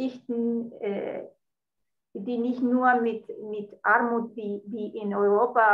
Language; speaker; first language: German; non-native, fluent; Spanish